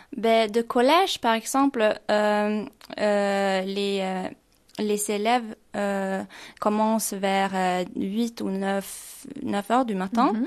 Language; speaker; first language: French; non-native, fluent; Swedish